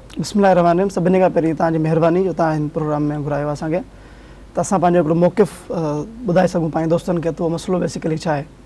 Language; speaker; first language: Sindhi; native; Sindhi